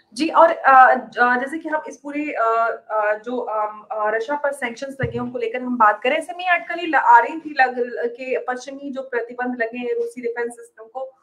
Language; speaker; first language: Hindi; native; Hindi